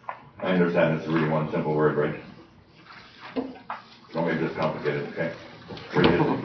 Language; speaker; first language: English; native; English